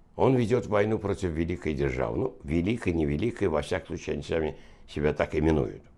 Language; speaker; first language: Russian; non-native, local second language; Azerbaijani